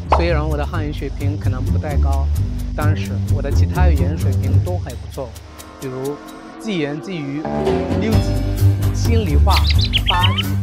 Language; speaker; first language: Chinese; non-native, fluent; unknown